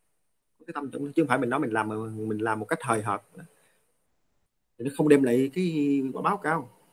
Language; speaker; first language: Vietnamese; native; Vietnamese